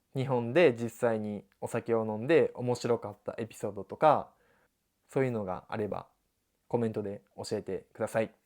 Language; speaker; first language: Japanese; native; Japanese